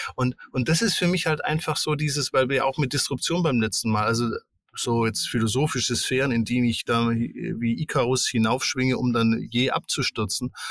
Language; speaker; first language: German; native; German